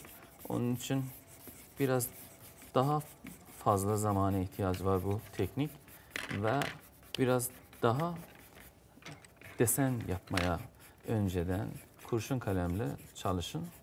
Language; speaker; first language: Turkish; non-native, fluent; Azerbaijani